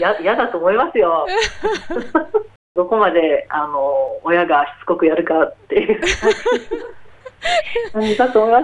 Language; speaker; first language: Japanese; native; Japanese